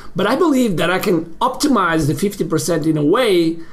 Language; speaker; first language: English; non-native, fluent; Portuguese